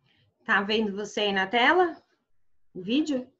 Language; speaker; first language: Portuguese; native; Portuguese